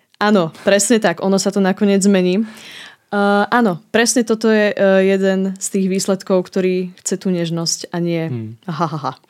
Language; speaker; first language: Slovak; native; Slovak